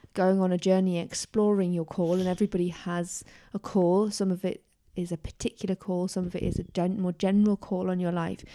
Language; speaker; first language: English; native; English